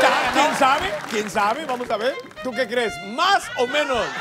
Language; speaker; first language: Spanish; native; Spanish